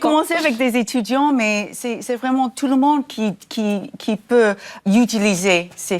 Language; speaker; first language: French; non-native, fluent; English